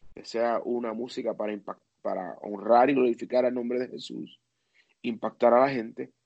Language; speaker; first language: Spanish; early bilingual, heritage; Spanish